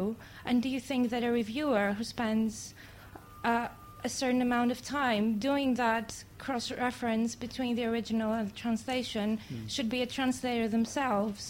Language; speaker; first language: English; non-native, fluent; Greek